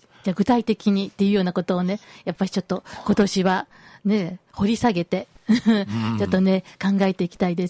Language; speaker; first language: Japanese; native; Japanese